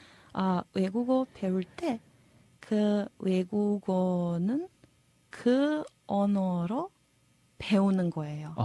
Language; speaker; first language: Korean; non-native, fluent; Serbian